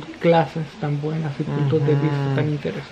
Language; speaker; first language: Spanish; native; Spanish